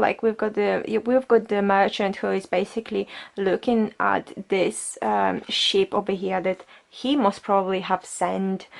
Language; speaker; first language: English; non-native, fluent; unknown